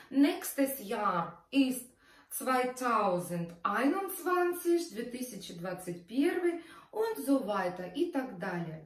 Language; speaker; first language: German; non-native, fluent; Russian